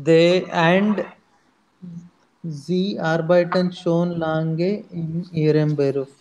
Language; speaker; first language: German; non-native, learner; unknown